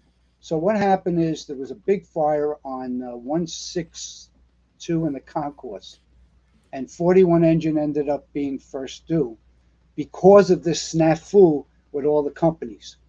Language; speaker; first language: English; native; English